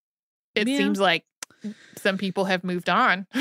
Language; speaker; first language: English; native; English